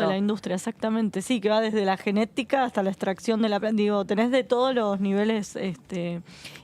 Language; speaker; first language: Spanish; native; Spanish